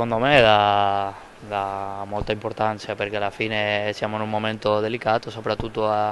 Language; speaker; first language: Italian; non-native, fluent; Spanish